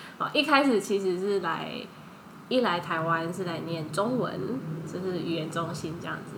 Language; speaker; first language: Chinese; early bilingual, heritage; Chinese